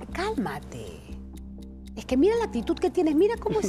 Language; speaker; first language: Spanish; native; Spanish